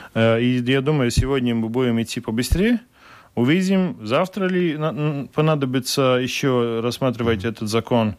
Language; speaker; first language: Russian; non-native, local second language; Latvian